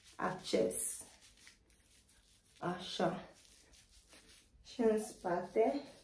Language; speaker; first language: Romanian; non-native, learner; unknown